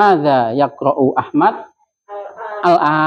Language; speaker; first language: Arabic; non-native, fluent; Indonesian